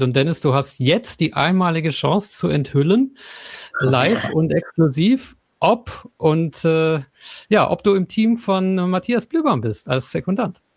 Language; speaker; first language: German; native; German